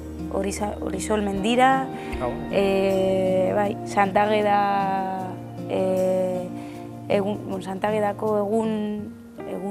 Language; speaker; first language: Basque; non-native, local second language; Spanish